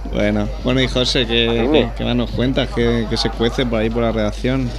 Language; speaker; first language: Spanish; native; Spanish